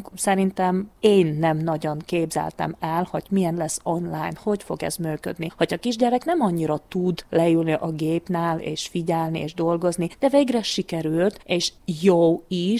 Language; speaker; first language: Hungarian; non-native, local second language; Ukrainian